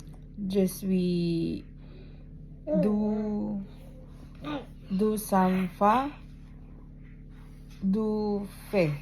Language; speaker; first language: French; non-native, learner; Filipino